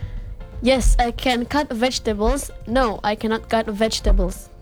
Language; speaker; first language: English; non-native, learner; Indonesian